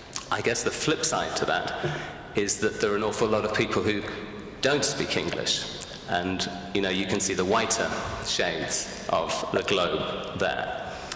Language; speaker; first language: English; native; English